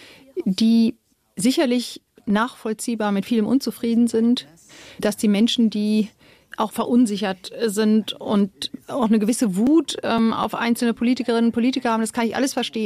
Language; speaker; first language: German; native; German